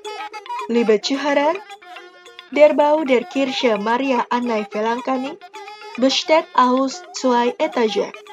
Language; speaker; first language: German; non-native, fluent; Indonesian